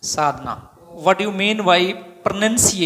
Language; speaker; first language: English; non-native, local second language; Hindi